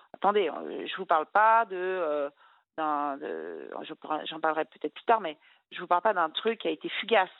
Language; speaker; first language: French; native; French